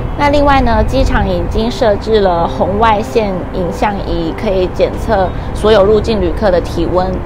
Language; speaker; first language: Chinese; native; Chinese